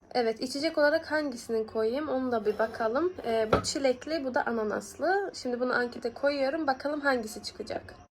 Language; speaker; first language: Turkish; early bilingual, heritage; Turkish